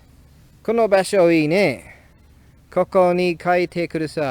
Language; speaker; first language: Japanese; non-native, learner; English